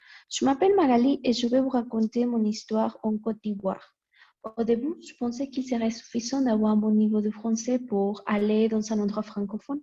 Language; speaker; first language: French; non-native, learner; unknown